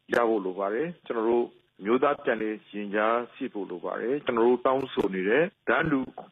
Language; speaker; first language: Burmese; native; Burmese